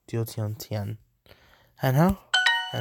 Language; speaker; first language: Chinese; non-native, learner; English